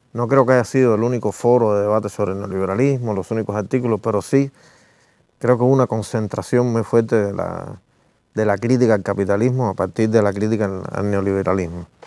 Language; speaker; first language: Spanish; native; Spanish